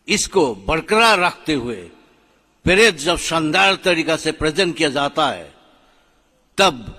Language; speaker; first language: Hindi; non-native, local second language; Assamese